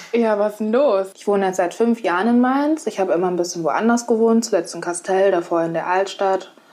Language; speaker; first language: German; native; German